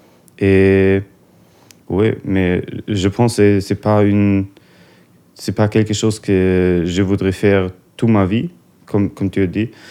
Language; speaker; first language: French; non-native, learner; German